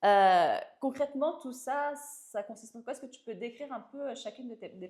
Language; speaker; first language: French; native; French